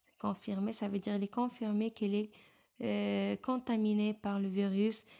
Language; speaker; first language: French; non-native, local second language; Arabic